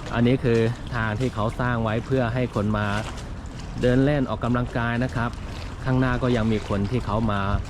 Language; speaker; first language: Thai; non-native, fluent; Chinese